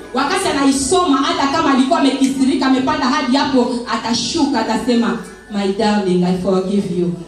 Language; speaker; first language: Swahili; non-native, local second language; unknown